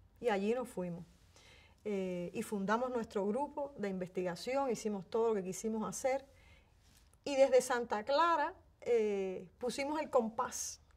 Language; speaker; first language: Spanish; native; Spanish